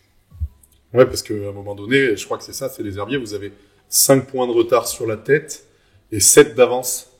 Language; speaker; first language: French; native; French